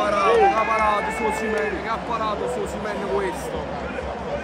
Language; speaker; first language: Italian; native; Italian